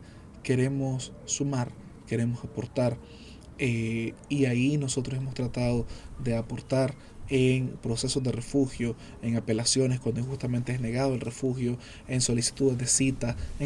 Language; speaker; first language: Spanish; native; Spanish